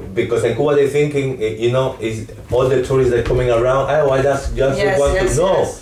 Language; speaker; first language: English; non-native, learner; Spanish